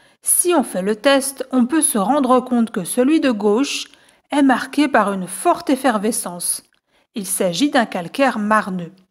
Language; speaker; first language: French; native; French